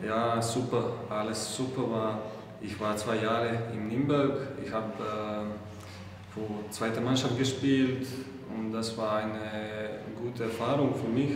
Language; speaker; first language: German; non-native, learner; Bosnian